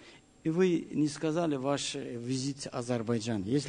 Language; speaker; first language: Russian; non-native, learner; Azerbaijani